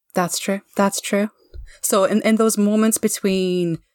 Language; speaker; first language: English; native; English